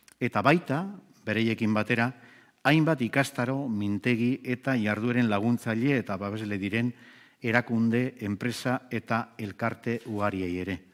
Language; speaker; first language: Basque; native; Basque